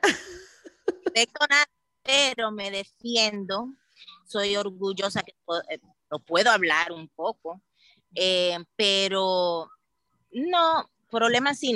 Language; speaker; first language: Spanish; early bilingual, heritage; Spanish